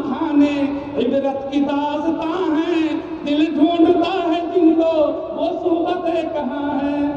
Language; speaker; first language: Hindi; non-native, local second language; Bangla